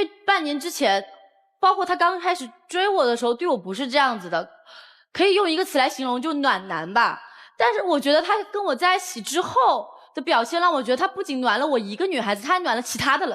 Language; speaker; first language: Chinese; native; Chinese